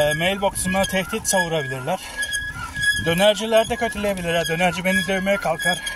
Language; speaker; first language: Turkish; early bilingual, heritage; Turkish